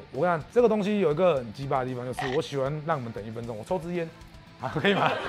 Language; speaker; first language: Chinese; native; Chinese